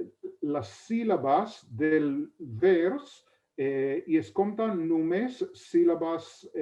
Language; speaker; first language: Catalan; non-native, fluent; Hebrew